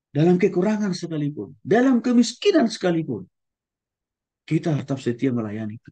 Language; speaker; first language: Indonesian; non-native, local second language; Batak Toba